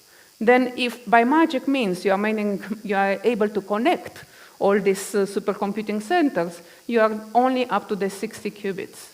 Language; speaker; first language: English; non-native, fluent; Romanian